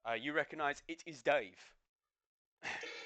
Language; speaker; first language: English; native; English